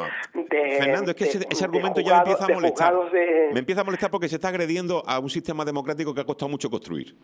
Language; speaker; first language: Spanish; native; Spanish